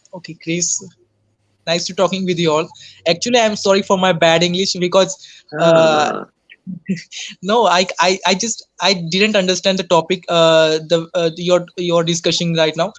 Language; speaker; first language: English; non-native, learner; Hindi